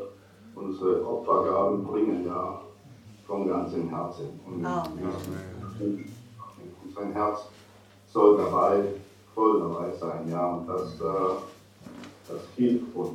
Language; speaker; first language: German; non-native, fluent; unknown